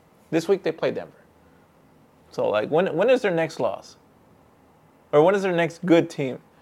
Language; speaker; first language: English; early bilingual, other home language; Spanish